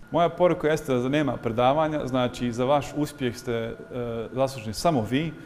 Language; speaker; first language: Bosnian; early bilingual, heritage; Bosnian